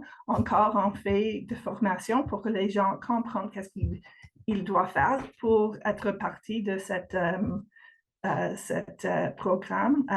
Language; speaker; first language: French; non-native, fluent; English